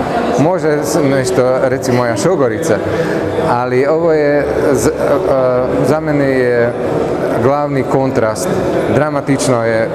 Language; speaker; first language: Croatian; non-native, learner; Slovak